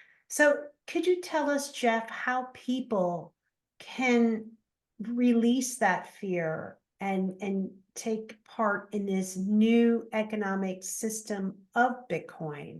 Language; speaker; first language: English; native; English